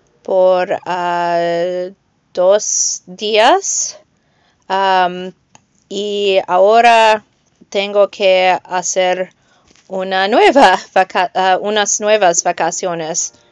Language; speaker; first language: Spanish; non-native, learner; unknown